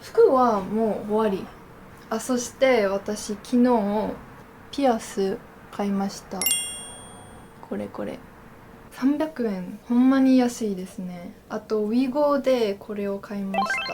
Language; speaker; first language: Japanese; non-native, learner; French